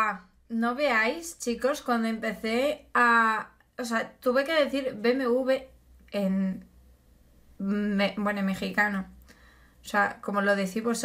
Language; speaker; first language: Spanish; native; Spanish